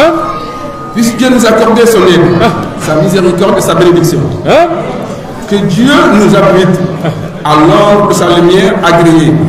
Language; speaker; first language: French; non-native, local second language; Soninke